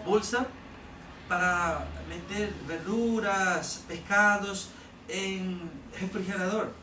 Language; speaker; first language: Spanish; non-native, learner; Portuguese